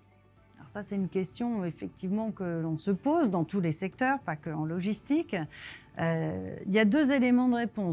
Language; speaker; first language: French; native; French